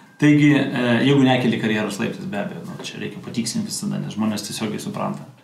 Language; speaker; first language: Lithuanian; non-native, local second language; Russian